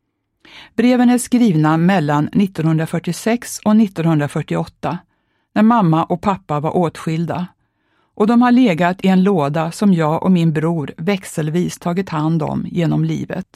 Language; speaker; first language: Swedish; early bilingual, other home language; Hungarian